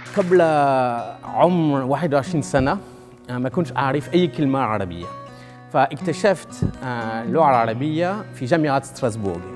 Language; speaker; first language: Arabic; non-native, fluent; French